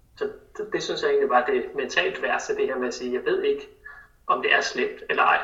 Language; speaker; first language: Danish; native; Danish